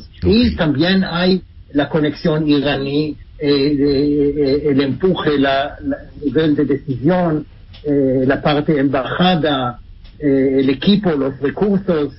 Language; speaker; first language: Spanish; non-native, fluent; Hebrew